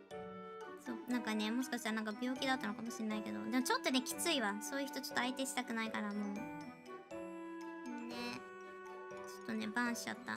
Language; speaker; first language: Japanese; native; Japanese